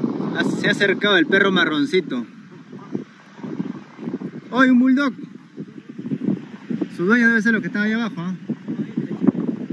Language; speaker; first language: Spanish; native; Spanish